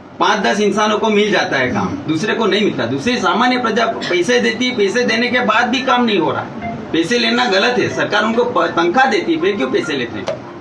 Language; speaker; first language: Hindi; non-native, local second language; Gujarati